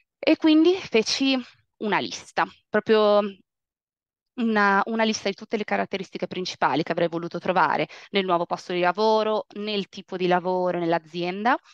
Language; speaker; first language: Italian; native; Italian